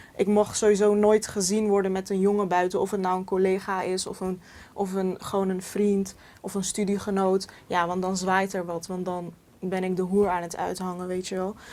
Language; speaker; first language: Dutch; early bilingual, other home language; Turkish